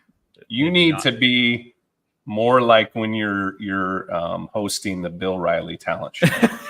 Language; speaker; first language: English; native; English